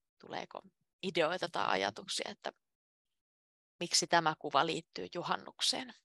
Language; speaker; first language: Finnish; native; Finnish